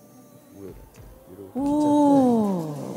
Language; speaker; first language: Japanese; non-native, fluent; Korean